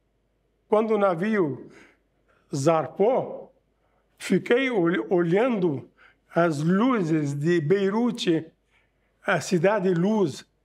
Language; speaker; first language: Portuguese; non-native, fluent; Arabic